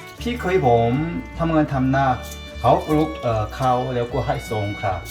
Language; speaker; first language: Thai; non-native, learner; Korean